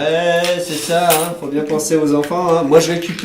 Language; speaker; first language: French; native; French